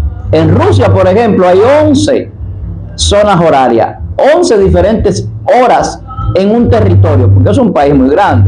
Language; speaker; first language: Spanish; native; Spanish